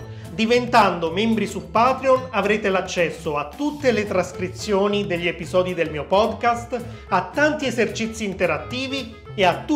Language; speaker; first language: Italian; native; Italian